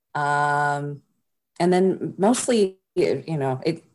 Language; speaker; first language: English; native; English